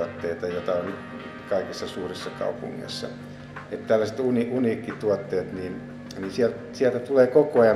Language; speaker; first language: Finnish; native; Finnish